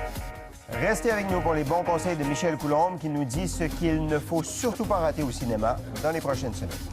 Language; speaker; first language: French; native; French